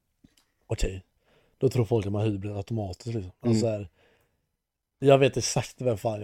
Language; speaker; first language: Swedish; native; Swedish